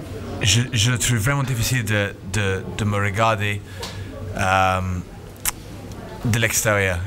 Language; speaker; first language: French; non-native, fluent; English